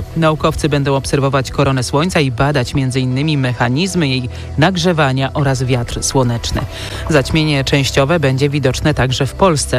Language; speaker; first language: Polish; native; Polish